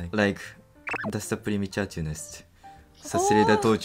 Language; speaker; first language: English; non-native, fluent; Japanese